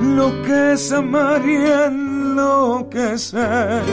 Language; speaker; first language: Spanish; native; Spanish